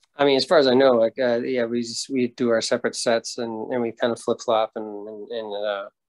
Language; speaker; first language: English; native; English